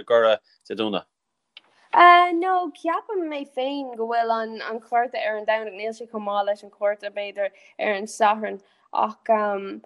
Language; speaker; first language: Irish; non-native, local second language; English